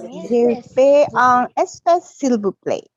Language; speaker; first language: French; non-native, learner; Indonesian